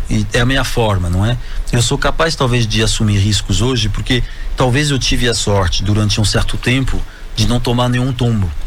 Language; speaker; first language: Portuguese; non-native, fluent; French